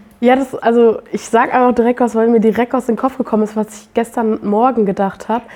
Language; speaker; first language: German; native; German